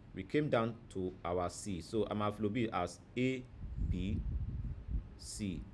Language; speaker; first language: English; non-native, local second language; Yoruba